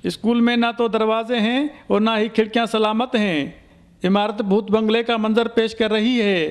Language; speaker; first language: Urdu; non-native, local second language; Sindhi